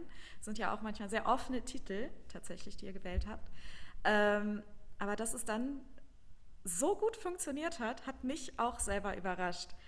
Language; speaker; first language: German; native; German